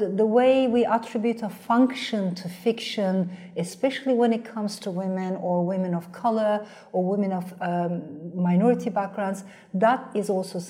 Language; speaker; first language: English; non-native, fluent; Turkish